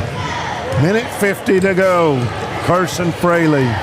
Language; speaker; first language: English; native; English